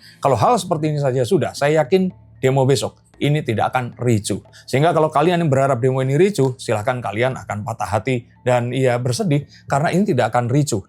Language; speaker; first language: Indonesian; native; Indonesian